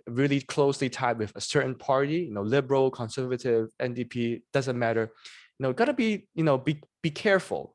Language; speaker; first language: English; non-native, local second language; Cantonese